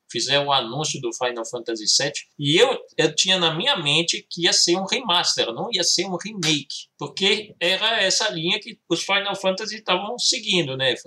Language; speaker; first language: Portuguese; early bilingual, heritage; Portuguese